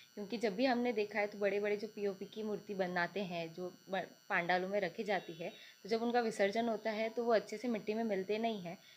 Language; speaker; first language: Hindi; native; Hindi